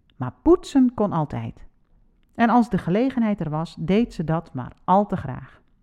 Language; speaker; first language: Dutch; non-native, local second language; Western Frisian